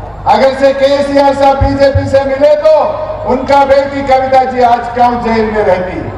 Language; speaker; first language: Hindi; non-native, local second language; Telugu